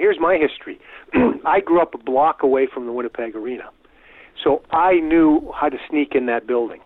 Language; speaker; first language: English; native; English